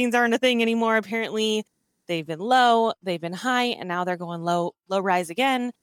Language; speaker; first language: English; early bilingual, other home language; Hindi